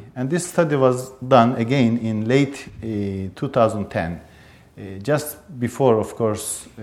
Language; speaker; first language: English; non-native, fluent; Turkish